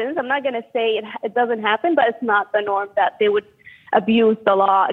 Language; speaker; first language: English; non-native, fluent; Arabic